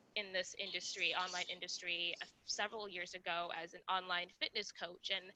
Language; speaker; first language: English; non-native, local second language; Kinyarwanda